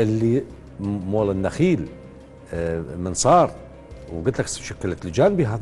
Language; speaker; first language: Arabic; native; Arabic